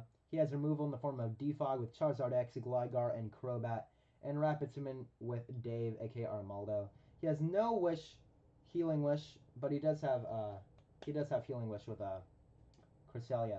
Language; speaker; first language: English; native; English